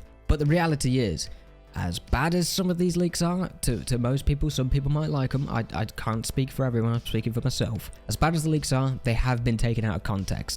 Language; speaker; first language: English; native; English